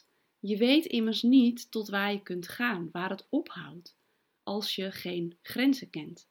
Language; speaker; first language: Dutch; native; Dutch